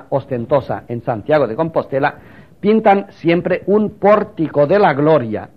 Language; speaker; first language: Spanish; native; Spanish